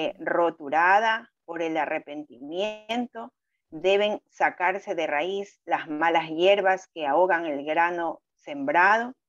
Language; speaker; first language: Spanish; native; Spanish